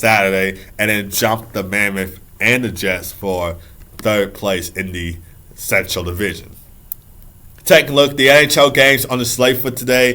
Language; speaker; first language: English; native; English